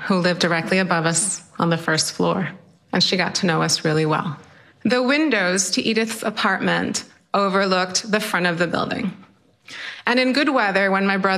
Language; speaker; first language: English; early bilingual, other home language; Spanish